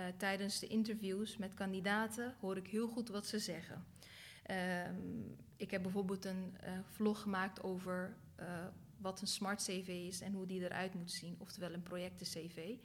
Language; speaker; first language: Dutch; early bilingual, other home language; Turkish